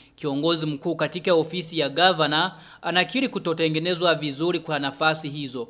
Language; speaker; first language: Swahili; non-native, local second language; Rundi